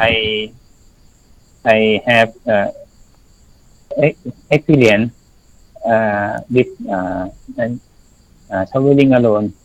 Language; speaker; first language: English; non-native, learner; Thai